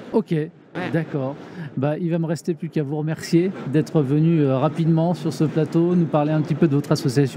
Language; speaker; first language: French; native; French